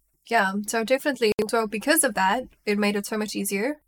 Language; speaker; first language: English; non-native, local second language; Chinese